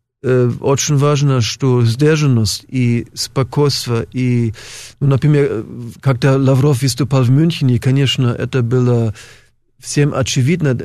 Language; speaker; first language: Russian; non-native, fluent; German